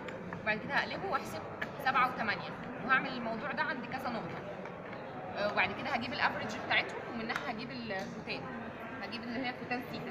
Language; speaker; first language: Arabic; native; Arabic